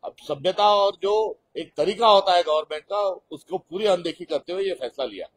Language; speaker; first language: Hindi; non-native, local second language; Marathi